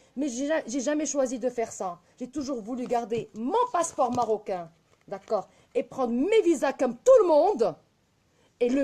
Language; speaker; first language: French; non-native, local second language; Arabic